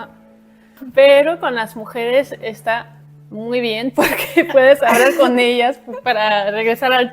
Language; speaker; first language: Spanish; non-native, fluent; French